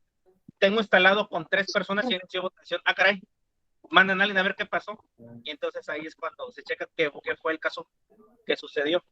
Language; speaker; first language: Spanish; native; Spanish